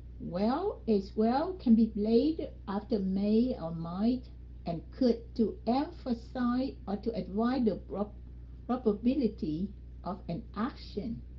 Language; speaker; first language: English; non-native, fluent; Vietnamese